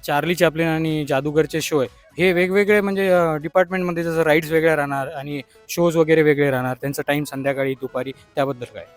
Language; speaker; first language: Marathi; native; Marathi